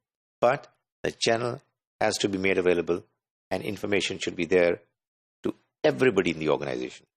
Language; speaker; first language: English; non-native, local second language; Urdu